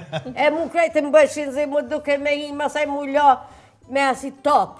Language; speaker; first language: Albanian; native; Albanian